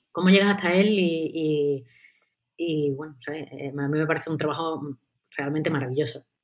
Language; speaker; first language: Spanish; native; Spanish